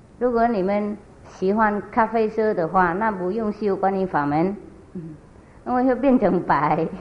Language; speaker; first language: Chinese; non-native, fluent; Vietnamese